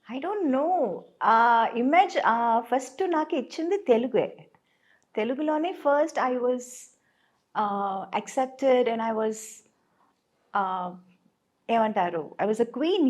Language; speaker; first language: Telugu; non-native, local second language; Tamil